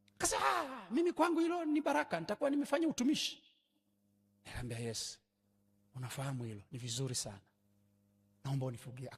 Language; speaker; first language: Swahili; native; Swahili